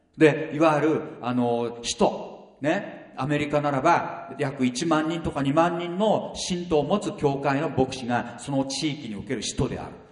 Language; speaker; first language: Japanese; native; Japanese